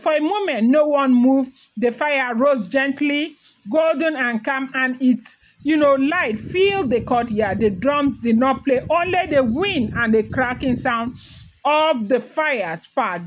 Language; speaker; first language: English; non-native, local second language; Yoruba